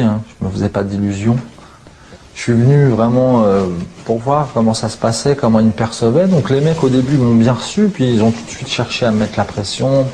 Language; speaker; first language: French; native; French